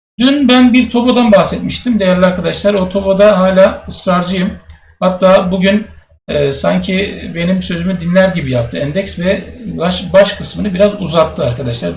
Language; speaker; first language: Turkish; native; Turkish